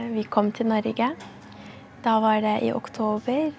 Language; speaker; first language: Norwegian; non-native, fluent; Arabic